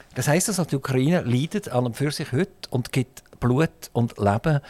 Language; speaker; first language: German; native; German